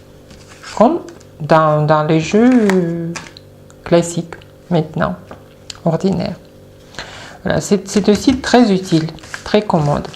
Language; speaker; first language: French; non-native, fluent; Russian